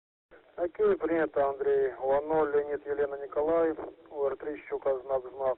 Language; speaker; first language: Russian; native; Russian